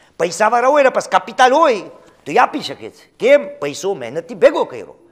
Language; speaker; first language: Gujarati; early bilingual, heritage; Gujarati